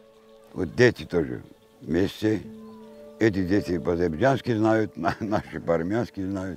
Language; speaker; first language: Russian; non-native, local second language; Azerbaijani